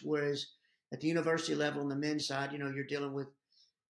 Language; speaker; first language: English; native; English